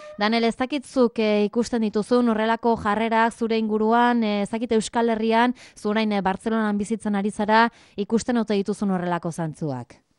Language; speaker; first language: Basque; native; Basque